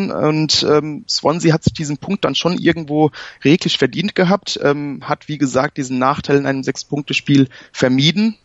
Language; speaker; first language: German; native; German